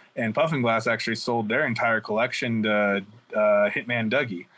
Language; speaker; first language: English; native; English